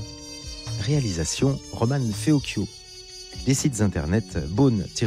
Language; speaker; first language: French; native; French